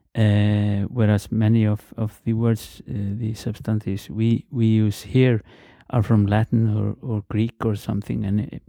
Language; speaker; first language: English; non-native, fluent; Icelandic